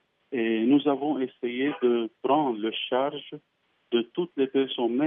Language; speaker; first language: French; non-native, fluent; Arabic